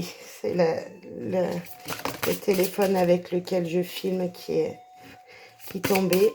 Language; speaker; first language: French; native; French